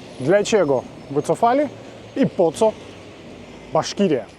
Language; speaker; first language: Polish; non-native, fluent; Russian